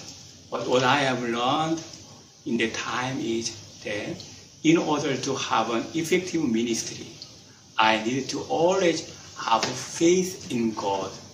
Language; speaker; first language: English; non-native, fluent; Korean